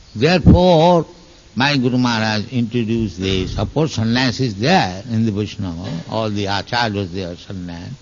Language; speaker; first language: English; non-native, local second language; Bangla